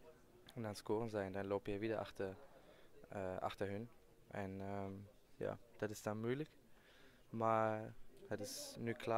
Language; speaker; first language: Dutch; non-native, fluent; German